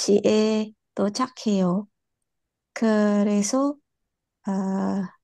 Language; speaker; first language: Korean; non-native, learner; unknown